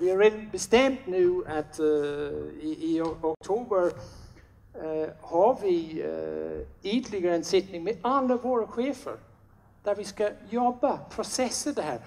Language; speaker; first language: Swedish; non-native, fluent; English